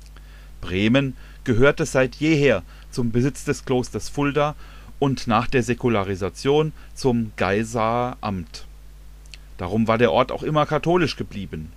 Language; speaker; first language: German; native; German